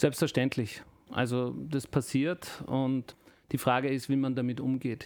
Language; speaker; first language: German; early bilingual, other home language; Turkish